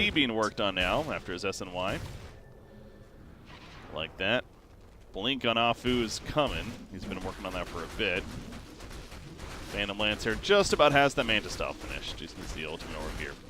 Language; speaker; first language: English; native; English